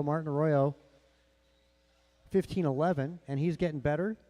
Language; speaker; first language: English; native; English